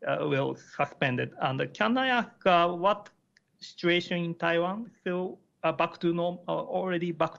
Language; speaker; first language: English; non-native, learner; Japanese